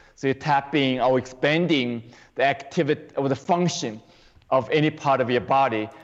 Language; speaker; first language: English; non-native, fluent; Chinese